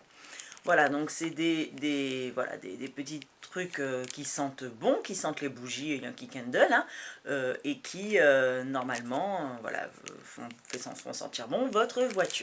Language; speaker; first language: French; native; French